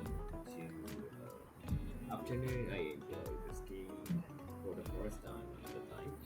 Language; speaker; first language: English; non-native, fluent; Japanese